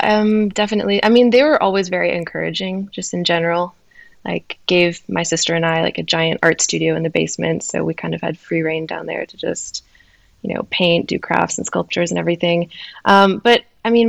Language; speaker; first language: English; native; English